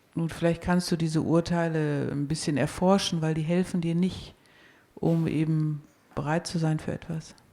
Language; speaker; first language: German; native; German